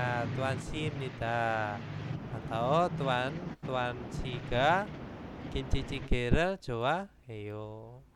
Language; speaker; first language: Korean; non-native, fluent; Indonesian